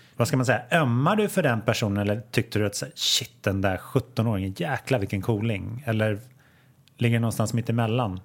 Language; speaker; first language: Swedish; native; Swedish